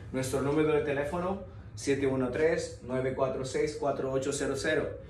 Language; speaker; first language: Spanish; native; Spanish